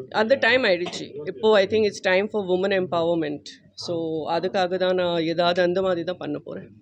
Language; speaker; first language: Tamil; non-native, learner; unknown